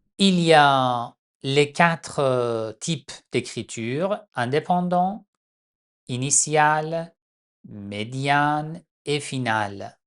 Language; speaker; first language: French; non-native, fluent; Persian